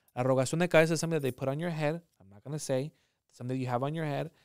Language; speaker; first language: English; early bilingual, other home language; Spanish